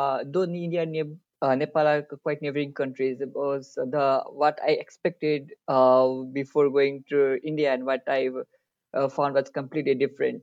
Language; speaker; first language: English; non-native, local second language; Nepali